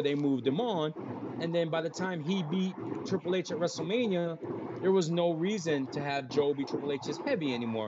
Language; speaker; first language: English; native; English